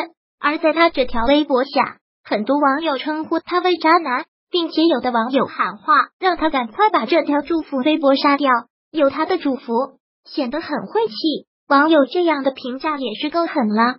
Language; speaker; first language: Chinese; native; Chinese